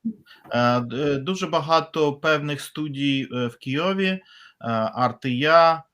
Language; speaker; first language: Ukrainian; non-native, fluent; Russian